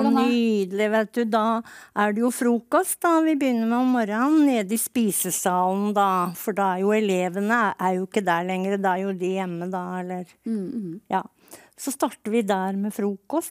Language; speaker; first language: Norwegian; native; Norwegian